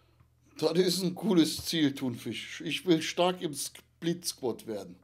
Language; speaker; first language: German; native; German